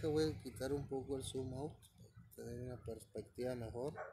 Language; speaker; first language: Spanish; native; Spanish